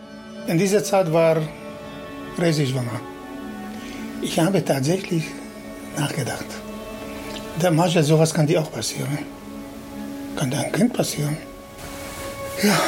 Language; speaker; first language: German; non-native, fluent; Arabic